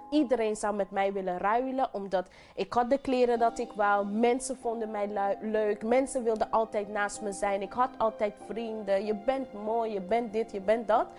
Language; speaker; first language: Dutch; non-native, local second language; English